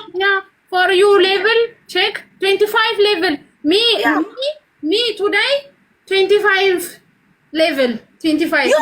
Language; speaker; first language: English; non-native, learner; Amharic